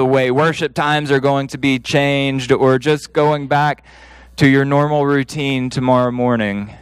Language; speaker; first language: English; native; English